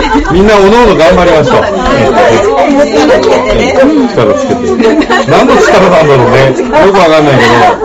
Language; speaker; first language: Japanese; native; Japanese